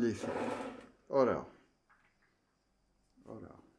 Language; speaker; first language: Greek; early bilingual, heritage; Greek